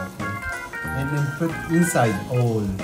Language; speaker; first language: English; non-native, local second language; Filipino